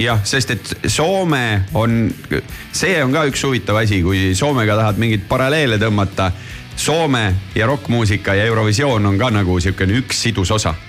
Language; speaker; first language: Estonian; native; Estonian